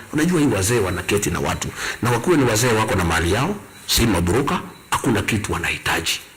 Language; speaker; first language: Swahili; non-native, local second language; Kikuyu